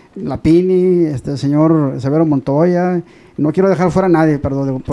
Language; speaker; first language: Spanish; native; Spanish